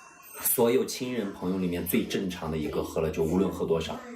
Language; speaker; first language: Chinese; native; Chinese